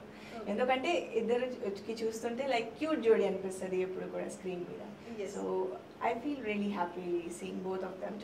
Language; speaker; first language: Telugu; non-native, local second language; Hindi